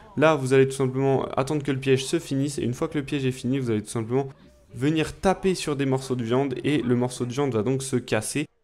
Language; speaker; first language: French; native; French